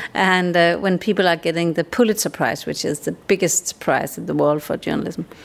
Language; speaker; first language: English; non-native, fluent; Danish